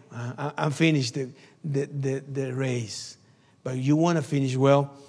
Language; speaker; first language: English; non-native, learner; Spanish